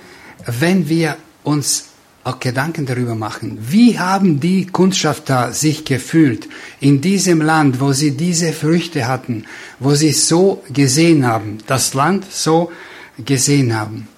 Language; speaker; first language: German; non-native, fluent; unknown